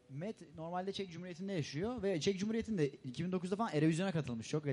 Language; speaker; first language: Turkish; native; Turkish